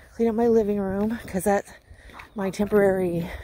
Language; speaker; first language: English; native; English